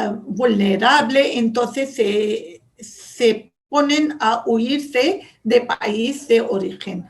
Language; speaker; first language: Spanish; non-native, fluent; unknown